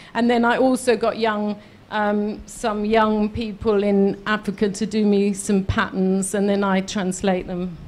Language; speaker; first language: English; native; English